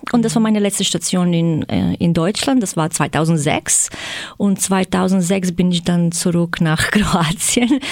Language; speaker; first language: German; non-native, fluent; Croatian